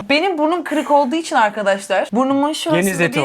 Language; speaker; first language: Turkish; native; Turkish